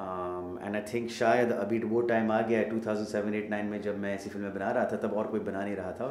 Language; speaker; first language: Hindi; native; Hindi